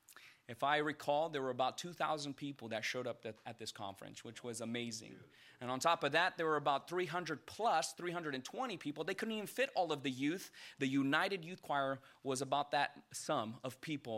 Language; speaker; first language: English; early bilingual, other home language; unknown